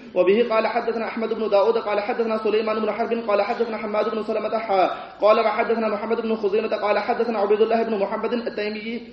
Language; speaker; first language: Arabic; non-native, fluent; Urdu